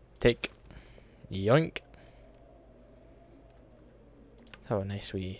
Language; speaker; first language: English; native; English